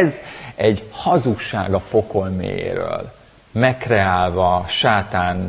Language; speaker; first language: Hungarian; native; Hungarian